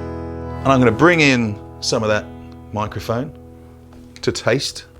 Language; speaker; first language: English; native; English